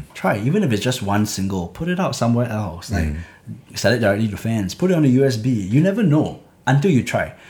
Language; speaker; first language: English; native; English